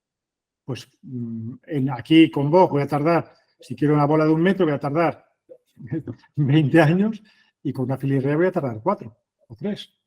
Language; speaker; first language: Spanish; native; Spanish